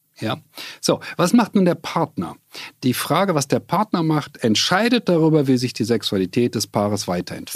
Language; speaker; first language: German; native; German